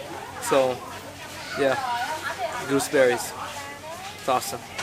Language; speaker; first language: English; early bilingual, other home language; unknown